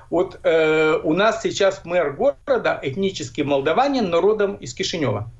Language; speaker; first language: Russian; native; Russian